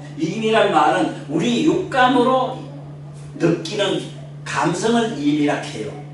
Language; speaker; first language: Korean; native; Korean